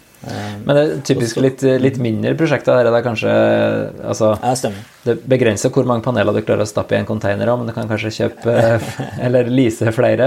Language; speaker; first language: Norwegian; native; Norwegian